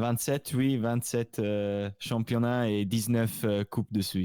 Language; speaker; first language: French; non-native, local second language; Swiss German